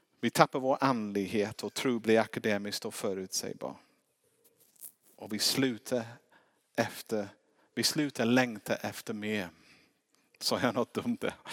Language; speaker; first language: Swedish; non-native, fluent; English